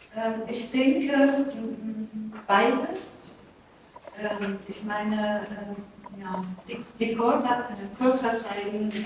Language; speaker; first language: German; non-native, learner; Persian